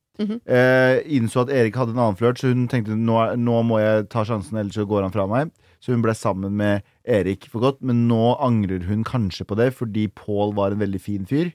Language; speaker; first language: Norwegian; native; Norwegian